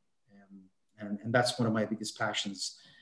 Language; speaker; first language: English; native; English